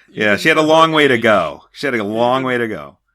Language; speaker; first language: English; native; English